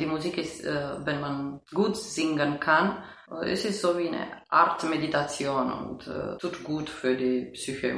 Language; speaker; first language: German; non-native, fluent; Romanian